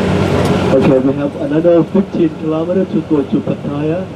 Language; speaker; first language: English; non-native, learner; Thai